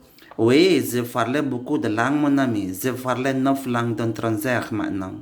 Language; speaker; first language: French; non-native, learner; Indonesian